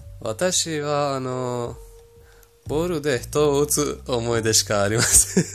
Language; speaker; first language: Japanese; non-native, fluent; Persian